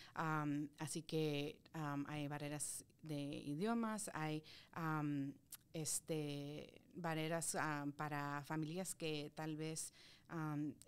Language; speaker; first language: Spanish; early bilingual, heritage; Spanish